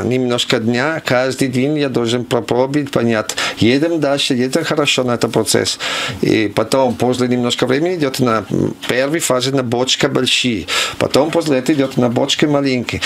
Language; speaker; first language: Russian; non-native, learner; Italian